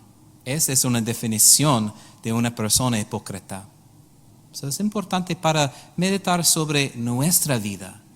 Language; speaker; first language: Spanish; non-native, learner; English